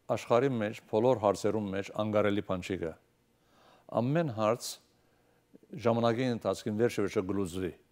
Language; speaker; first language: Armenian; early bilingual, heritage; Armenian